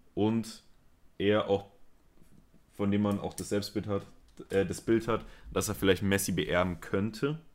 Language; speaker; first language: German; early bilingual, other home language; Spanish